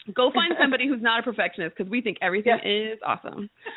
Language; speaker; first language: English; native; English